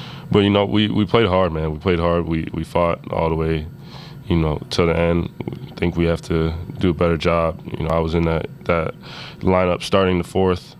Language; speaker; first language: English; native; English